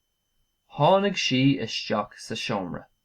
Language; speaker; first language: Irish; non-native, local second language; English